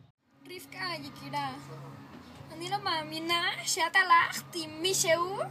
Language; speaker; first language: Hebrew; non-native, learner; Spanish